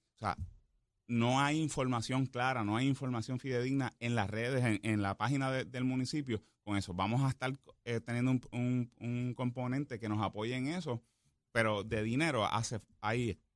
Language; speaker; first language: Spanish; native; Spanish